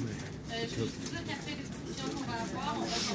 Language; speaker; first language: French; native; French